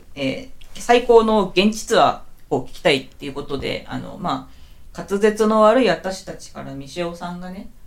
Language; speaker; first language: Japanese; native; Japanese